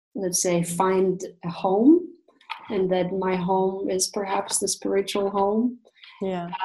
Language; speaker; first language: English; non-native, fluent; Russian